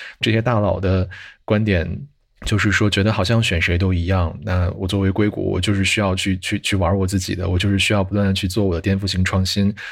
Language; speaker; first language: Chinese; native; Chinese